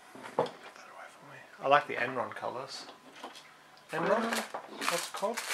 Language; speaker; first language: English; native; English